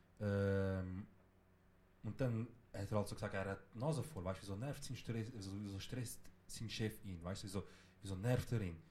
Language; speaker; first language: German; early bilingual, other home language; Kurdish